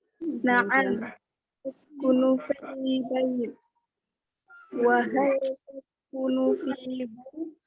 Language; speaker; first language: Arabic; non-native, learner; Indonesian